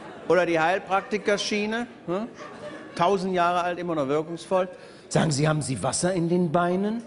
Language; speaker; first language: German; native; German